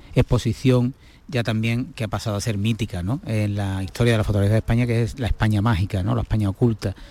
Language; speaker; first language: Spanish; native; Spanish